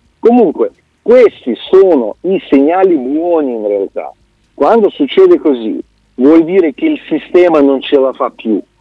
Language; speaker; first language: Italian; non-native, fluent; Russian